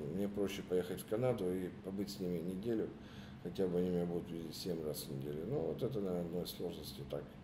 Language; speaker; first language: Russian; native; Russian